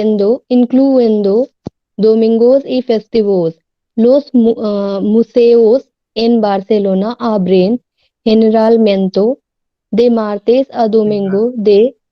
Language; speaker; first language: Spanish; non-native, learner; Hindi